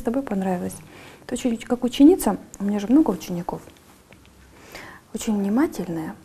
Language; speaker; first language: Russian; native; Russian